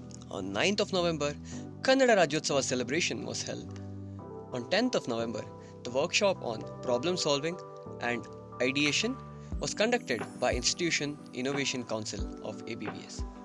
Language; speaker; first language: English; non-native, local second language; Kannada